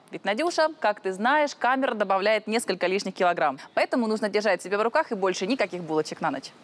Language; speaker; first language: Russian; native; Russian